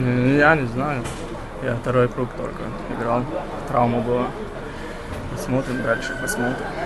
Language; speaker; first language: Russian; non-native, local second language; Chechen